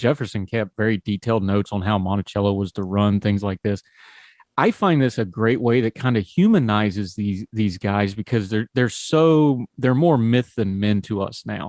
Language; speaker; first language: English; native; English